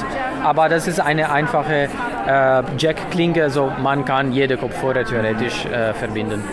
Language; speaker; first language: German; non-native, learner; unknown